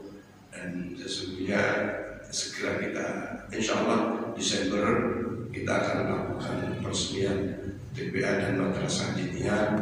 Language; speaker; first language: Indonesian; native; Indonesian